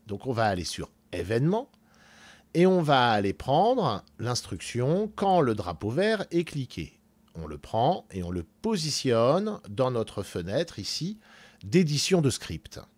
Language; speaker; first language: French; native; French